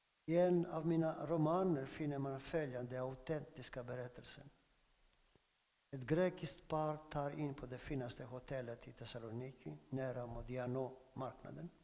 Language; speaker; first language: Swedish; non-native, fluent; Greek